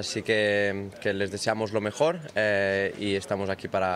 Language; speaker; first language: Spanish; native; Spanish